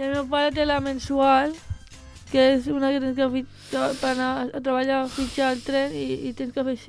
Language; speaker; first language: Catalan; non-native, local second language; Spanish